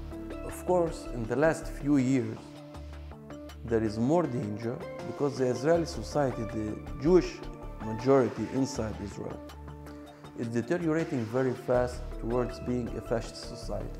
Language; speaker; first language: English; non-native, local second language; Arabic